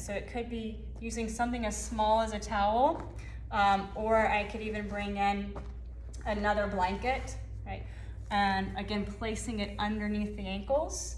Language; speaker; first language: English; native; English